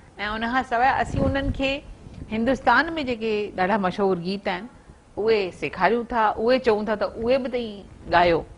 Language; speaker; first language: Sindhi; early bilingual, heritage; Sindhi